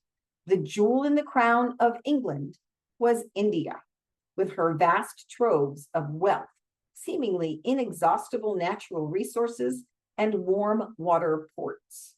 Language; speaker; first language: English; native; English